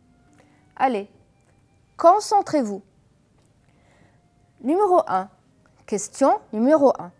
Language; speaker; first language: French; non-native, fluent; Arabic